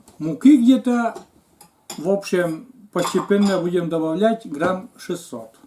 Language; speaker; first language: Russian; native; Russian